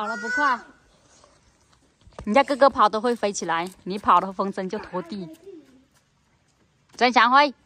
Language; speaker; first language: Chinese; native; Chinese